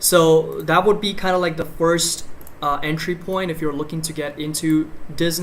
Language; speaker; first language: English; native; English